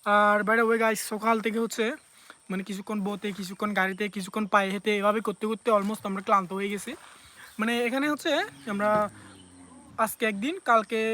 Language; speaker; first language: Bangla; native; Bangla